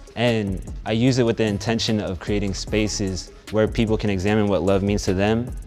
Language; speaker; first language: English; native; English